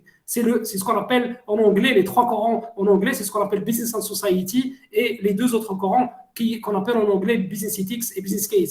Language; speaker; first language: French; non-native, local second language; Arabic